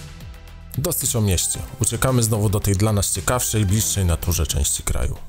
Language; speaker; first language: Polish; native; Polish